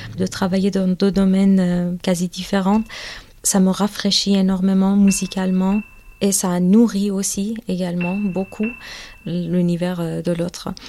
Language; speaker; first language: French; non-native, fluent; Persian